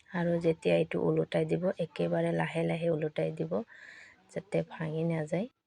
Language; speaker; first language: Assamese; native; Assamese